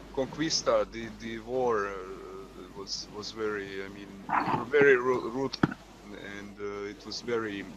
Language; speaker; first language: English; non-native, fluent; Croatian